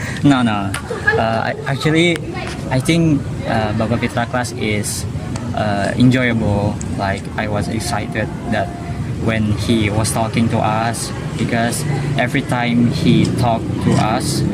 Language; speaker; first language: English; non-native, learner; Indonesian